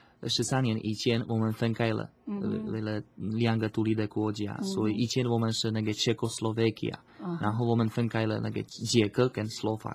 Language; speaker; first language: Chinese; non-native, fluent; Slovak